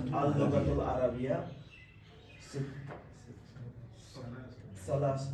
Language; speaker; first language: Arabic; non-native, learner; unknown